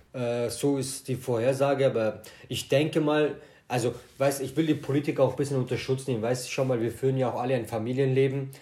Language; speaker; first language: German; native; German